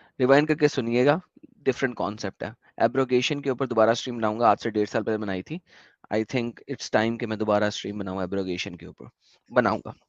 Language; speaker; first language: Hindi; native; Hindi